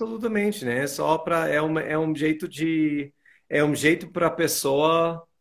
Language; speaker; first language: Portuguese; non-native, fluent; English